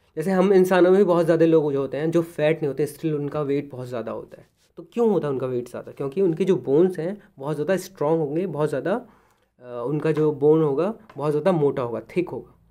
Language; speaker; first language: Hindi; native; Hindi